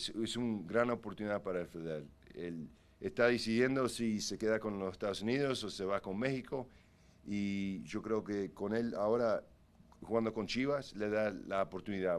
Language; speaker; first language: Spanish; early bilingual, heritage; Spanish